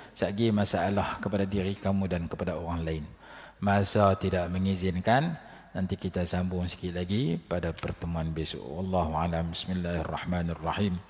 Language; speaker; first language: Malay; native; Malay